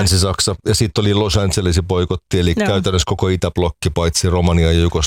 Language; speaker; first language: Finnish; native; Finnish